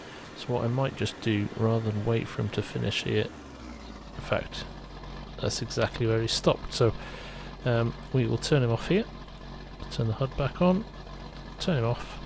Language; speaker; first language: English; native; English